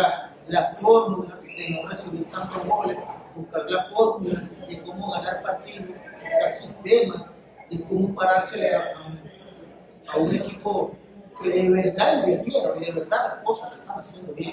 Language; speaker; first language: Spanish; native; Spanish